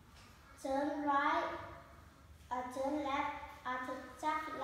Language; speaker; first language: English; non-native, learner; Vietnamese